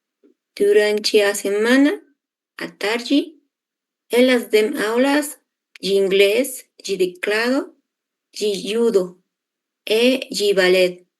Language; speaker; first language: Portuguese; non-native, learner; Spanish